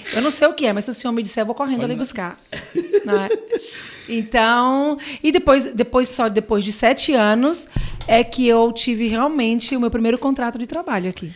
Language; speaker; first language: Portuguese; native; Portuguese